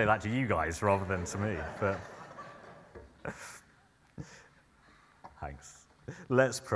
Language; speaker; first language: English; native; English